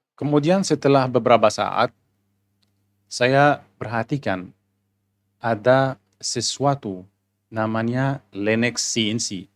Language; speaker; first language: Indonesian; non-native, fluent; Arabic